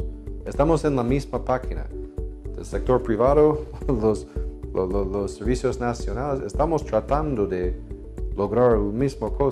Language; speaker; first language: Spanish; non-native, fluent; English